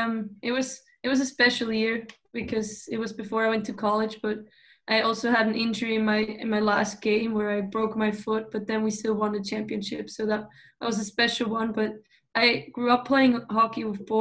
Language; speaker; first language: English; non-native, fluent; Swiss German